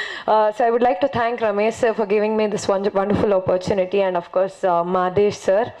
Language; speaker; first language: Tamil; non-native, learner; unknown